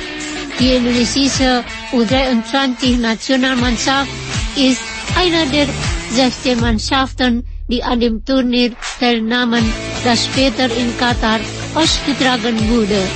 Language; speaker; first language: German; non-native, learner; Indonesian